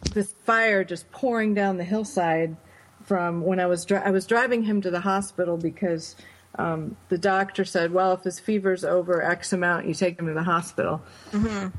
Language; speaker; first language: English; native; English